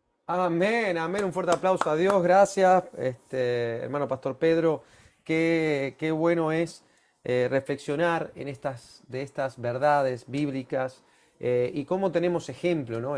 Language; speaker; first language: Spanish; native; Spanish